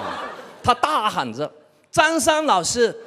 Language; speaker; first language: Chinese; native; Chinese